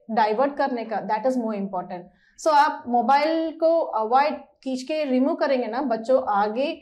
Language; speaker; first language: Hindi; non-native, local second language; Malayalam